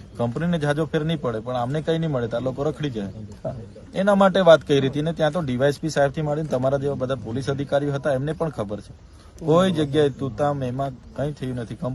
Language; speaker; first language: Gujarati; non-native, local second language; Vasavi